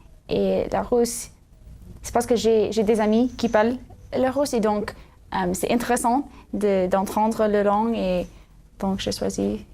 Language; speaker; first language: French; non-native, learner; English